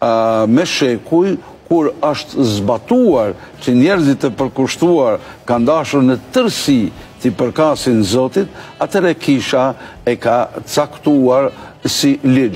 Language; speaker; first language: Albanian; native; Albanian